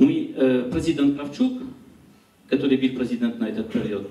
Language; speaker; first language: Russian; non-native, learner; French